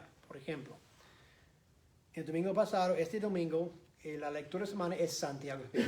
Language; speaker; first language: Spanish; non-native, fluent; English